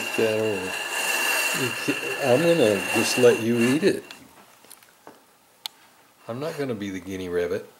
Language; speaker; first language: English; native; English